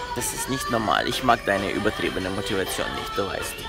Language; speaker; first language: German; non-native, fluent; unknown